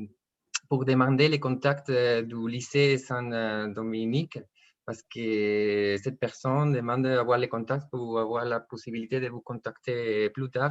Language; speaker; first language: French; non-native, fluent; Spanish